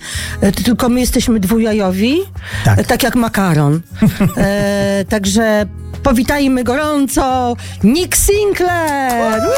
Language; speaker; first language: Polish; native; Polish